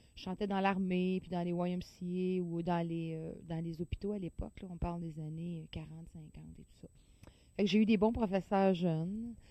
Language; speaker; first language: French; native; French